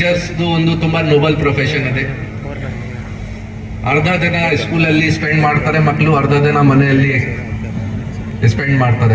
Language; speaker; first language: Kannada; non-native, local second language; Hindi